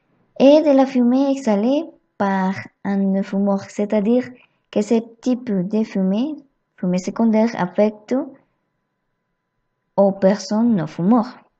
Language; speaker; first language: French; non-native, learner; Spanish